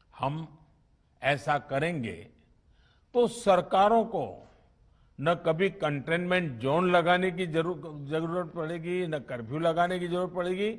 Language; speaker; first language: Hindi; non-native, local second language; Gujarati